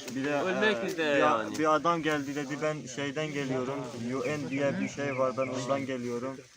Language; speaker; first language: Turkish; non-native, fluent; Arabic